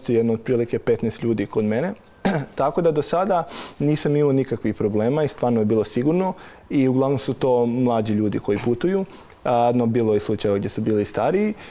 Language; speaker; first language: Croatian; native; Croatian